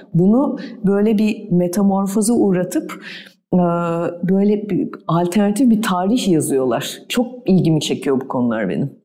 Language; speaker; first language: Turkish; native; Turkish